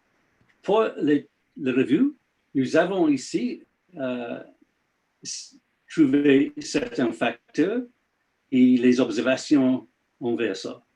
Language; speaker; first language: French; non-native, learner; English